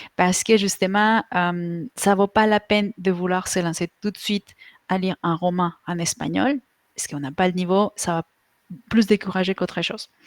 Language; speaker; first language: French; non-native, fluent; Spanish